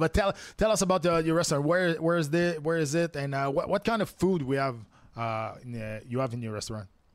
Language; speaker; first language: English; non-native, fluent; French